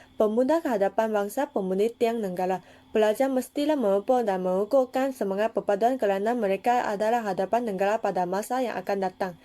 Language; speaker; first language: Malay; non-native, local second language; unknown